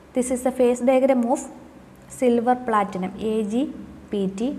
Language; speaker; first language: English; non-native, local second language; Malayalam